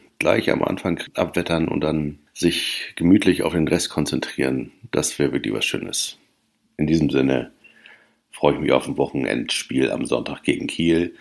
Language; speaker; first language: German; native; German